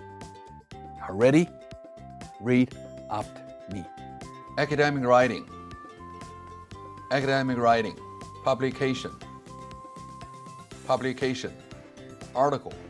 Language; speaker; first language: English; non-native, fluent; Chinese